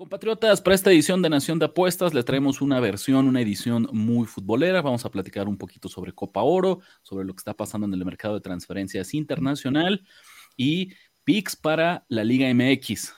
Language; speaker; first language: Spanish; native; Spanish